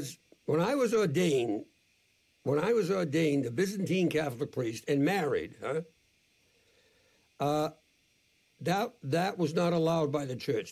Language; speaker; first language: English; native; English